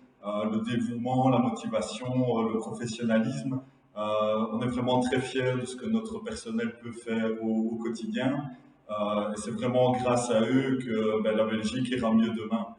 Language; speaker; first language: French; native; French